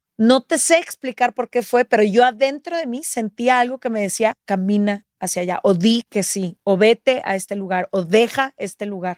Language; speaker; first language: Spanish; native; Spanish